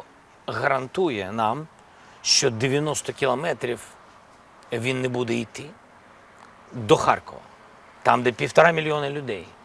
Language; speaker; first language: Ukrainian; non-native, local second language; Russian